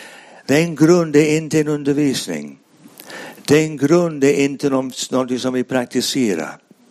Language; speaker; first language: Swedish; non-native, fluent; English